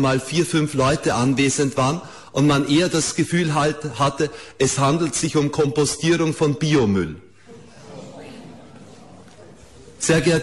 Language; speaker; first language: German; native; German